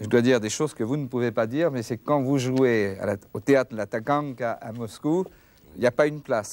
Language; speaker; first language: French; native; French